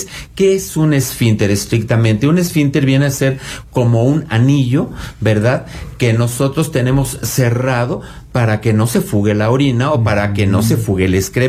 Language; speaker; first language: Spanish; native; Spanish